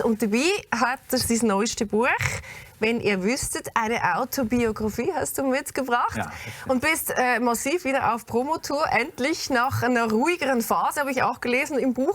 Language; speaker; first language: German; native; German